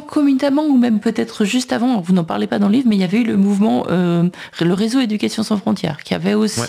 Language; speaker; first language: French; native; French